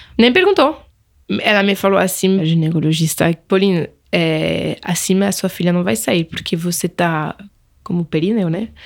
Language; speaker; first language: Portuguese; non-native, fluent; French